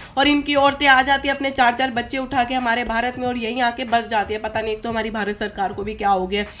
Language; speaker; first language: Hindi; native; Hindi